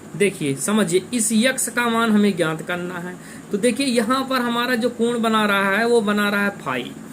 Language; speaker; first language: Hindi; native; Hindi